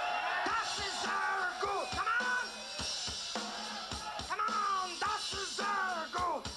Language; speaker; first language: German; non-native, learner; Russian